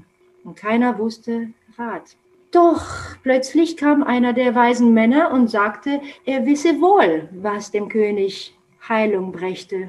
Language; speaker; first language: German; non-native, fluent; Romanian